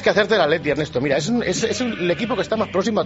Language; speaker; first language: Spanish; native; Spanish